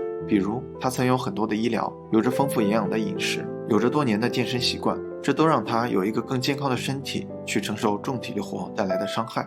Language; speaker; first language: Chinese; native; Chinese